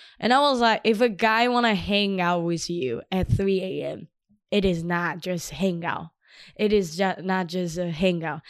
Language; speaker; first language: English; non-native, fluent; Chinese